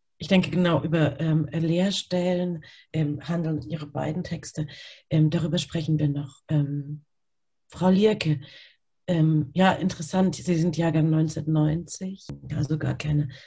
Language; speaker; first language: German; native; German